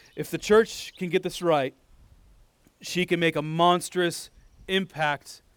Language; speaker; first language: English; native; English